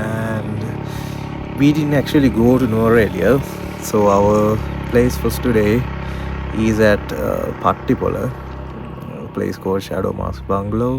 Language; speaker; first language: English; non-native, local second language; Sinhala